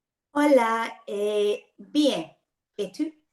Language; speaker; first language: Spanish; non-native, learner; English